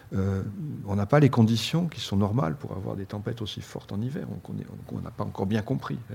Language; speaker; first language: French; native; French